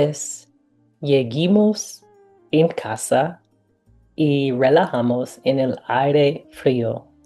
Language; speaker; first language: Spanish; non-native, learner; English